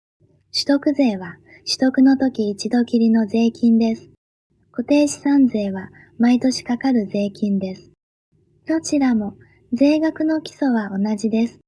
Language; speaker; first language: Japanese; native; Japanese